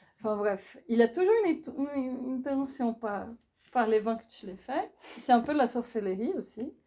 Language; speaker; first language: French; non-native, fluent; Portuguese